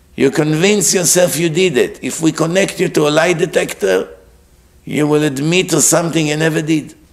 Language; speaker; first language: English; non-native, fluent; Hebrew